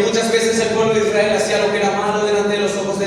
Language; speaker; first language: Spanish; native; Spanish